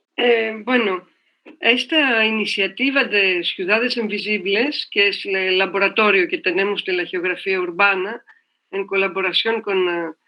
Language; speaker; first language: Spanish; non-native, fluent; Greek